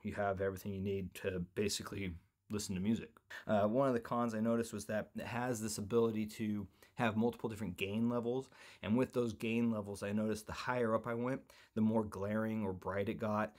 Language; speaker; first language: English; native; English